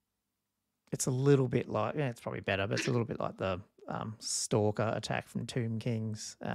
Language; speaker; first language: English; native; English